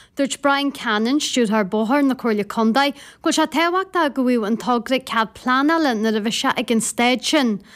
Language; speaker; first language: Irish; native; Irish